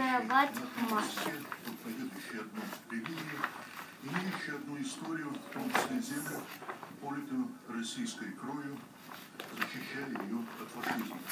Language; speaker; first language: Russian; native; Russian